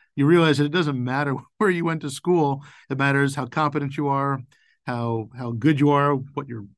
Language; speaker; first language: English; native; English